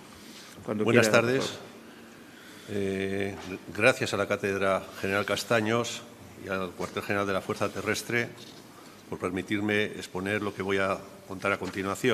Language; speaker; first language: Spanish; native; Spanish